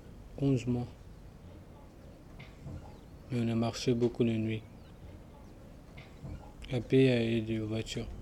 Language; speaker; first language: French; non-native, learner; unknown